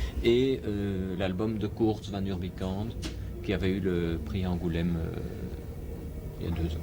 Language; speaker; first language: French; native; French